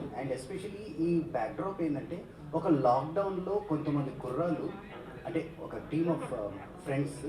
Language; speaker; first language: Telugu; native; Telugu